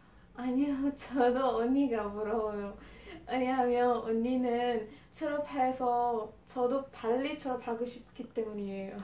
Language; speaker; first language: Korean; non-native, learner; Arabic